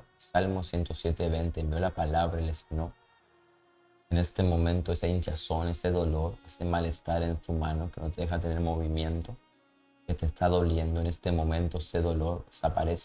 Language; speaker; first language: Spanish; native; Spanish